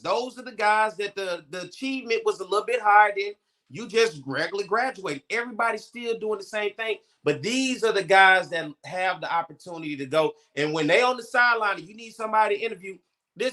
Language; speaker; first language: English; native; English